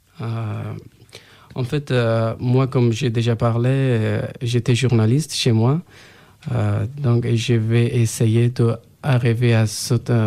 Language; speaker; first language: French; non-native, learner; Persian